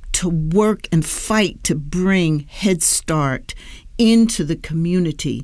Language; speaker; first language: English; native; English